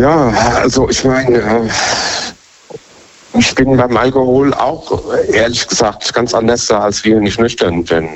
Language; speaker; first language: German; native; German